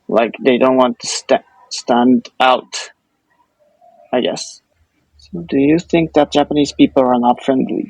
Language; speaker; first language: English; non-native, fluent; Japanese